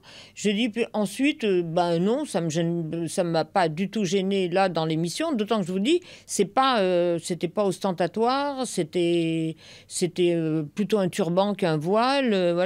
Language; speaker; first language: French; native; French